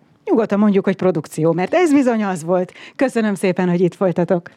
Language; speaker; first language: Hungarian; native; Hungarian